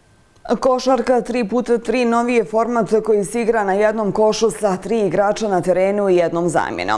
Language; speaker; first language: Bosnian; native; Bosnian